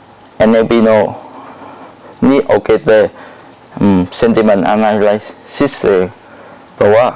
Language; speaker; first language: Japanese; non-native, learner; Thai